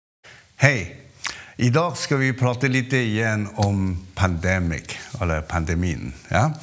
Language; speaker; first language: Swedish; non-native, fluent; Cantonese